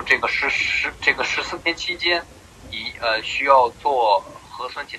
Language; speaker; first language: Chinese; native; Chinese